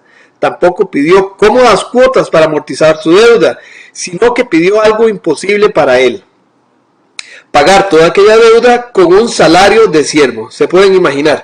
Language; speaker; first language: Spanish; native; Spanish